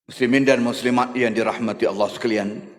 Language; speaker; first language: Malay; native; Malay